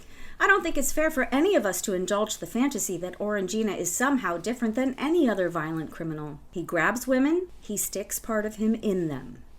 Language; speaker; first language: English; native; English